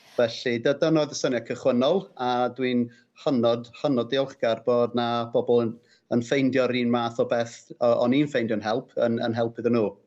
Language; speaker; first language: Welsh; non-native, local second language; English